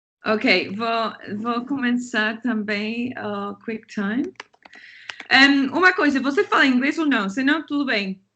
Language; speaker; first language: Portuguese; non-native, fluent; English